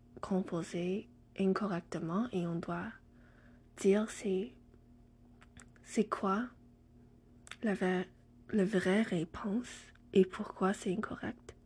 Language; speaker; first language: French; non-native, learner; English